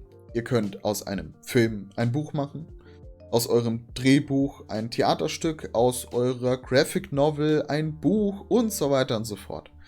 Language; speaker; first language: German; native; German